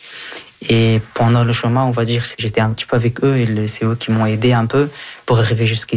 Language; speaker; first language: French; early bilingual, other home language; Hazaragi